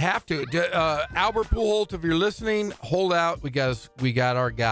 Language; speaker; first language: English; native; English